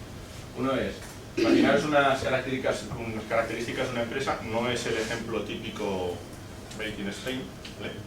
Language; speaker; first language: Spanish; native; Spanish